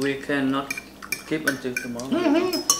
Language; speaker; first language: English; non-native, learner; Vietnamese